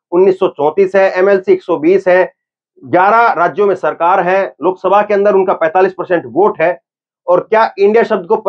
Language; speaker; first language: Hindi; native; Hindi